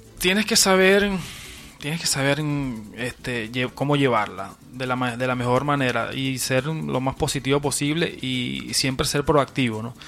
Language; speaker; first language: Spanish; native; Spanish